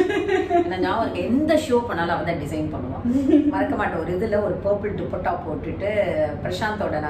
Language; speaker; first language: Tamil; native; Tamil